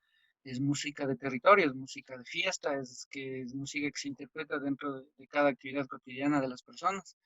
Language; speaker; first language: Spanish; non-native, local second language; Quechua